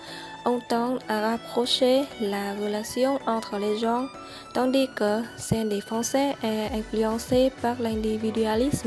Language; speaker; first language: French; non-native, learner; Vietnamese